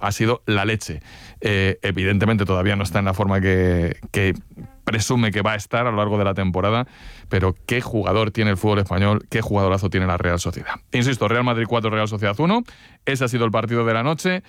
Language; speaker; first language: Spanish; native; Spanish